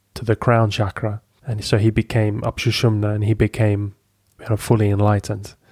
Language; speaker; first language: English; native; English